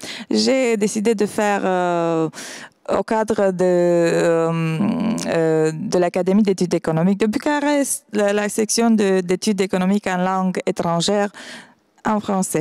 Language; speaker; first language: French; non-native, fluent; Romanian